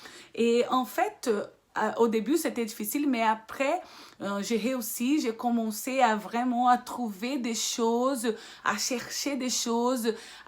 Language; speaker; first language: French; non-native, fluent; Portuguese